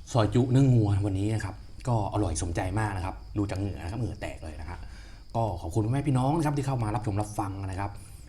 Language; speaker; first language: Thai; non-native, local second language; Northeastern Thai